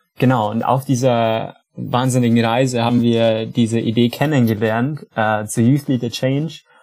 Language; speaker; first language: German; native; German